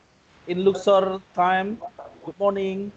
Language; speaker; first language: English; non-native, learner; Indonesian